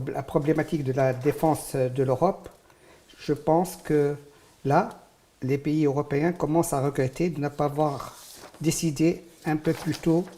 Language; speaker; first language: French; non-native, local second language; Arabic